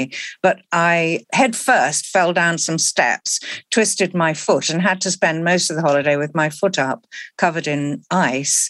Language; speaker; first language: English; native; English